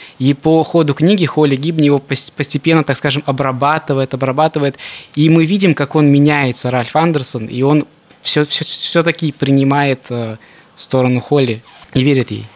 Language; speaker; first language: Russian; native; Russian